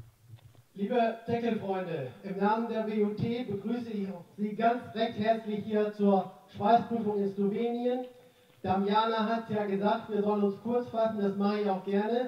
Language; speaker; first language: German; native; German